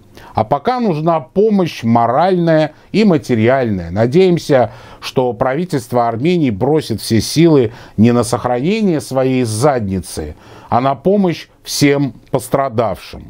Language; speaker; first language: Russian; native; Russian